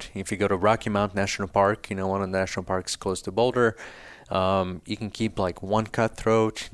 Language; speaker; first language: English; early bilingual, other home language; Portuguese